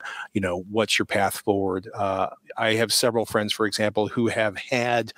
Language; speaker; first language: English; native; English